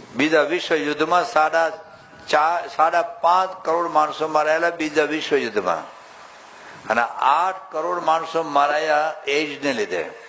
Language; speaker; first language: Gujarati; native; Gujarati